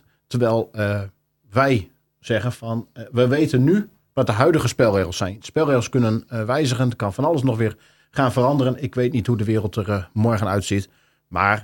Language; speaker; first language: Dutch; native; Dutch